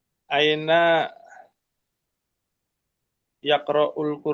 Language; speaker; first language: Arabic; non-native, learner; Indonesian